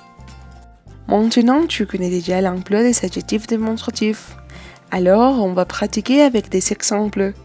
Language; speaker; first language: French; non-native, fluent; Spanish